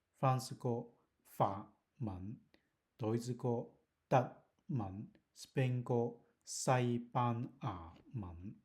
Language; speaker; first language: Japanese; non-native, learner; Cantonese